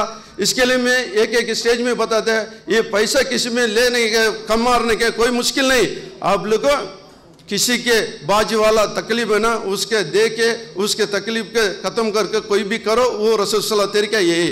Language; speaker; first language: Hindi; non-native, local second language; Urdu